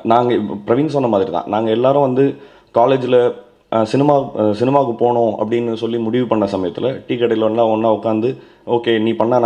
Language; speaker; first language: Tamil; native; Tamil